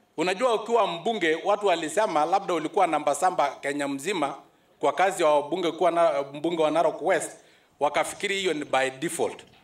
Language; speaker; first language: Swahili; non-native, local second language; Masai